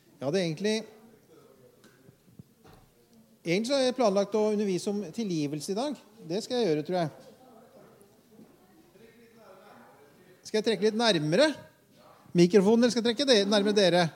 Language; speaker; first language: Norwegian; native; Norwegian